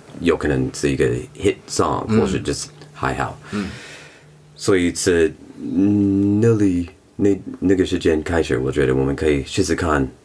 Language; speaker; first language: Chinese; non-native, learner; English